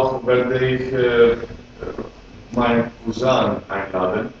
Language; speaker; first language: German; non-native, learner; Greek